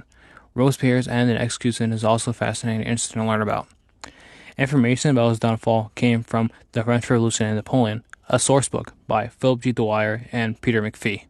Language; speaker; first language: English; native; English